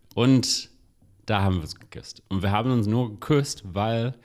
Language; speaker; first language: German; non-native, fluent; English